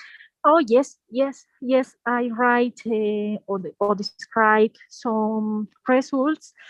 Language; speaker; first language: English; non-native, learner; Spanish